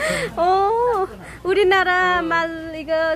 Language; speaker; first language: Korean; non-native, learner; Nepali